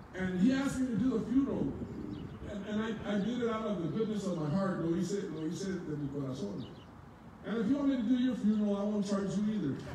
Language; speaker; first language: English; early bilingual, other home language; Spanish